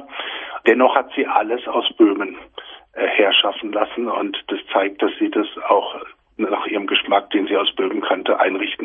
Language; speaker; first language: German; native; German